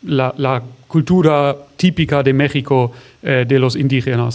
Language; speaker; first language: Spanish; non-native, fluent; German